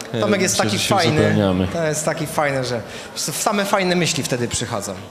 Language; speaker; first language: Polish; native; Polish